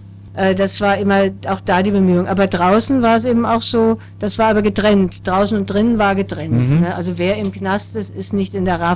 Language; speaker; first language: German; native; German